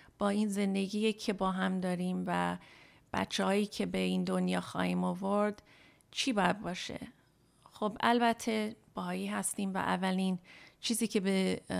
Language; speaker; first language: Persian; early bilingual, heritage; Persian